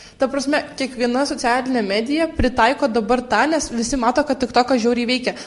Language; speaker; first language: Lithuanian; native; Lithuanian